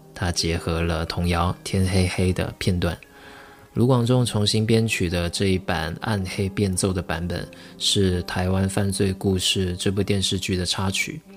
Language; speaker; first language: Chinese; non-native, local second language; Min Nan Chinese